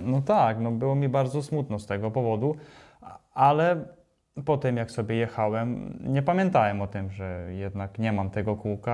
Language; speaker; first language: Polish; non-native, fluent; Ukrainian